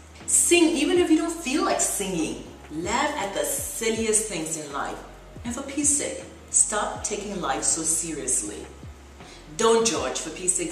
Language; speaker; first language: English; native; English